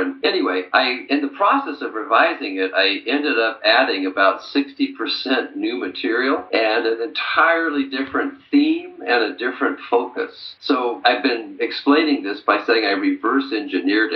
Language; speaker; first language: English; native; English